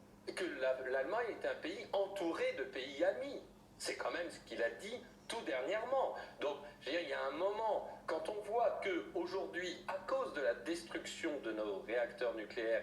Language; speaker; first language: French; native; French